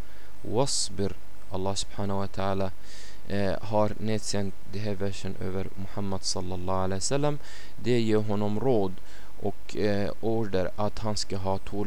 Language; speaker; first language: Swedish; non-native, fluent; Arabic